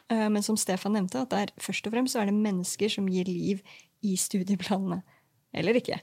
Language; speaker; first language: Norwegian; native; Norwegian